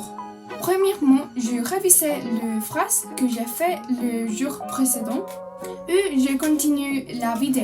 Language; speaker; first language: French; non-native, learner; Spanish